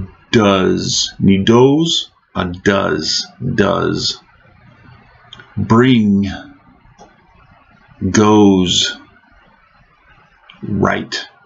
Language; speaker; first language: English; native; English